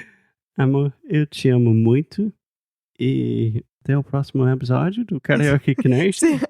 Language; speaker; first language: Portuguese; non-native, fluent; English